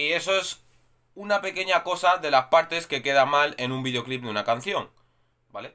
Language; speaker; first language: Spanish; native; Spanish